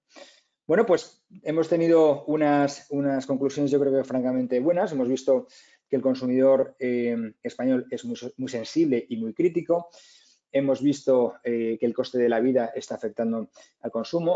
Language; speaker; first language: Spanish; native; Spanish